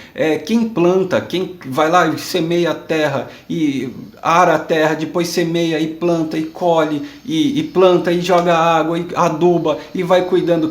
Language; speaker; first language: Portuguese; native; Portuguese